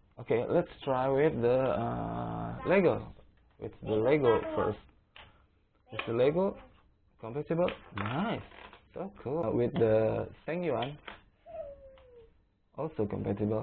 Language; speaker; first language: English; non-native, learner; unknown